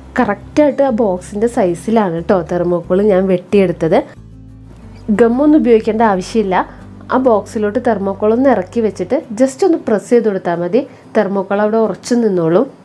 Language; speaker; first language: Malayalam; native; Malayalam